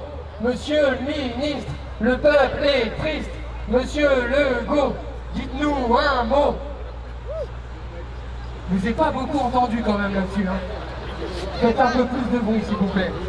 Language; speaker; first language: French; native; French